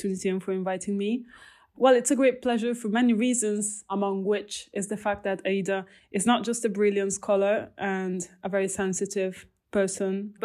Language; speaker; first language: English; non-native, fluent; Italian